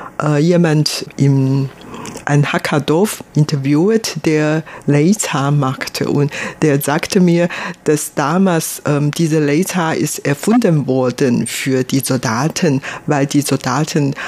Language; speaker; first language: German; non-native, fluent; Hakka Chinese